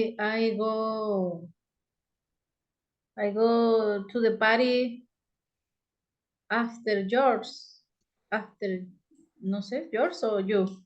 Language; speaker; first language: English; non-native, learner; Spanish